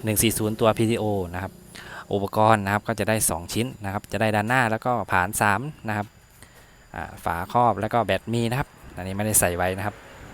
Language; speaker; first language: Thai; native; Thai